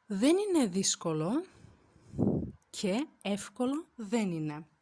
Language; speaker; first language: Greek; non-native, fluent; Turkish